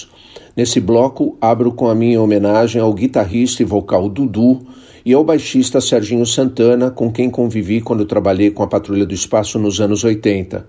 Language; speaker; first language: Portuguese; native; Portuguese